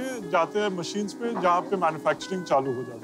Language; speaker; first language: Hindi; native; Hindi